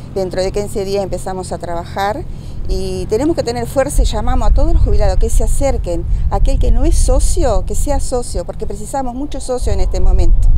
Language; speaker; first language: Spanish; native; Spanish